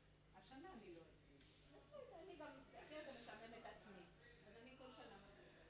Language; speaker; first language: Hebrew; native; Hebrew